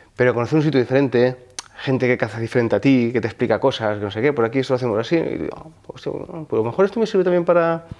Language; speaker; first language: Spanish; non-native, local second language; Occitan